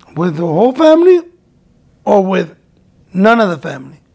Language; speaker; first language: English; early bilingual, other home language; Spanish